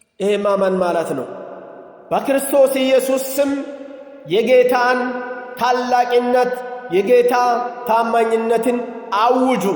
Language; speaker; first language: Amharic; non-native, local second language; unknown